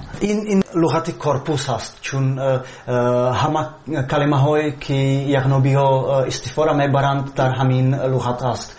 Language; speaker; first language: Persian; non-native, fluent; Slovak